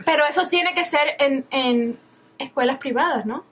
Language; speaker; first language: Spanish; early bilingual, heritage; Spanish